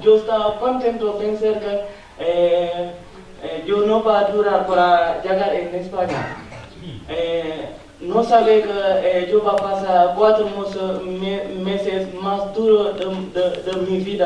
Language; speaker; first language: Spanish; non-native, learner; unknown